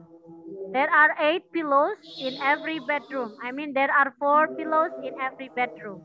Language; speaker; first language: English; non-native, learner; Indonesian